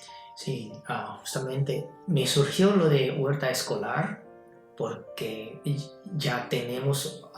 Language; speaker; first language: Spanish; non-native, fluent; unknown